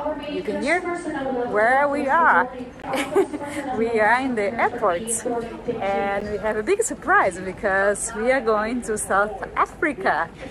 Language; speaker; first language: English; non-native, fluent; Portuguese